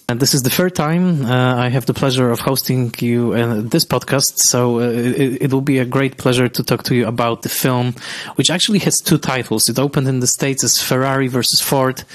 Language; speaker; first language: English; non-native, fluent; Polish